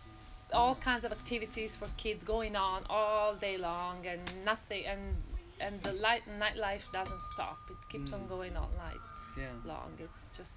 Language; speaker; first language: English; non-native, fluent; Italian